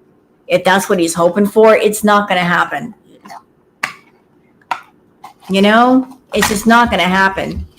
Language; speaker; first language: English; native; English